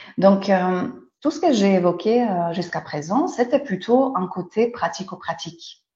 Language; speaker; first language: French; non-native, fluent; Polish